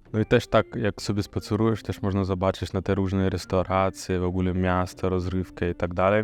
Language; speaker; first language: Polish; non-native, fluent; Russian